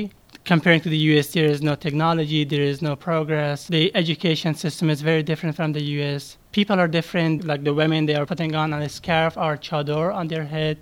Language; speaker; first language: English; non-native, fluent; Persian